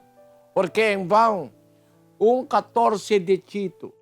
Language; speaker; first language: Portuguese; non-native, fluent; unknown